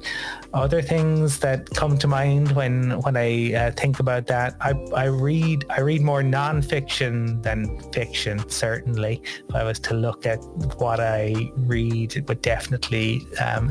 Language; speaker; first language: English; native; English